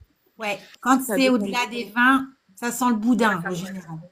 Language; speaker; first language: French; native; French